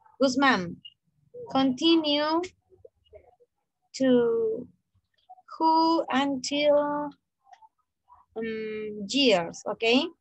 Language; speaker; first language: English; non-native, fluent; Spanish